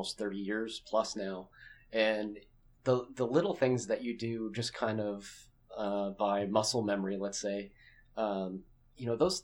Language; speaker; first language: English; native; English